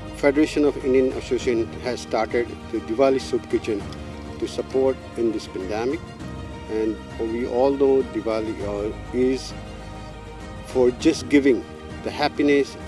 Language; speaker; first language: English; native; English